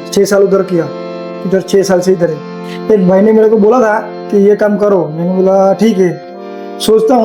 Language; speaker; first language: Hindi; non-native, local second language; Gujarati